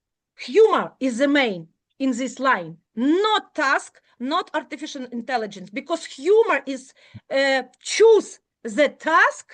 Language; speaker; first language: English; non-native, learner; Ukrainian